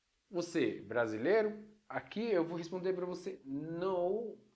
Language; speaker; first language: Portuguese; non-native, fluent; Arabic